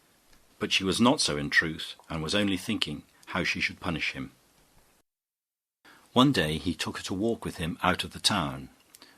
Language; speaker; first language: English; native; English